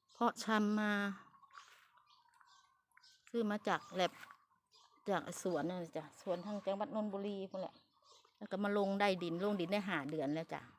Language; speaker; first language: Thai; non-native, local second language; Lao